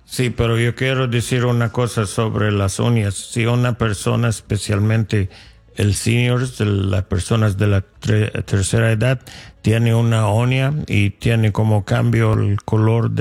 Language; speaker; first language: Spanish; non-native, fluent; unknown